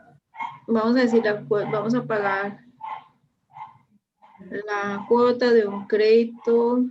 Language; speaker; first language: Spanish; native; Spanish